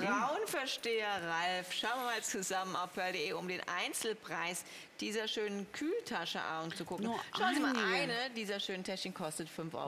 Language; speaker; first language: German; native; German